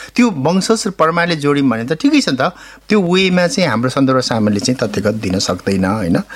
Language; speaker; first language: Nepali; native; Nepali